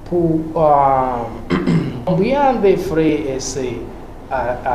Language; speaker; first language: French; non-native, learner; Spanish